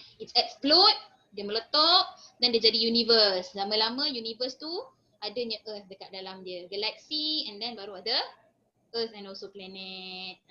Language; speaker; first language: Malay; native; Malay